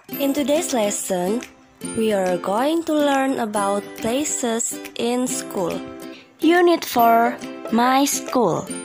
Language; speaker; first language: English; non-native, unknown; Indonesian